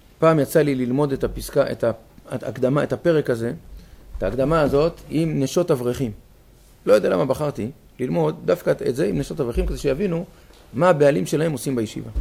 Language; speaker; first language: Hebrew; native; Hebrew